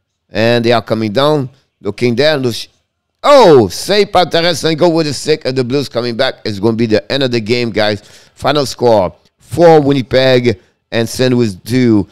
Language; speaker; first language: English; non-native, fluent; French